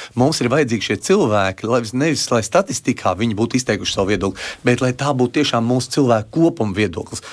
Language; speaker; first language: Latvian; native; Latvian